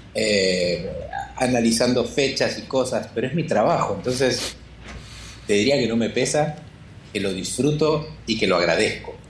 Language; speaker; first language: Spanish; native; Spanish